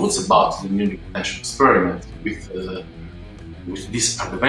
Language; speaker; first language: English; non-native, learner; Italian